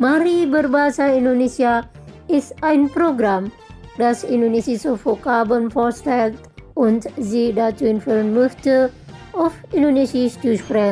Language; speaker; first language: German; non-native, fluent; Indonesian